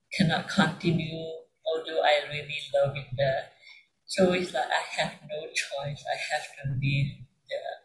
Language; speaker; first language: English; non-native, local second language; Chinese